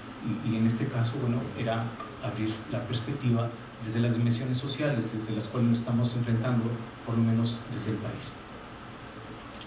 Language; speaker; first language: Spanish; native; Spanish